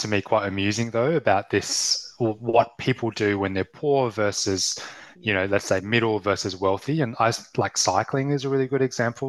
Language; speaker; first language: English; native; English